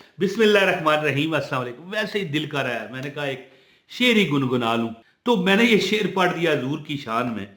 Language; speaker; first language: Urdu; non-native, local second language; Punjabi